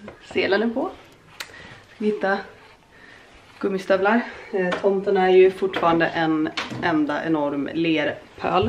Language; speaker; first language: Swedish; native; Swedish